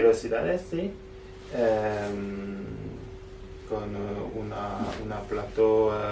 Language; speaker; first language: Spanish; non-native, fluent; French